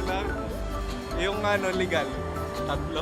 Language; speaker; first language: Filipino; native; Filipino